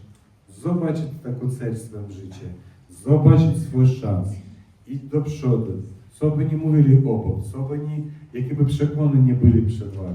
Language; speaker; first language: Polish; non-native, learner; Russian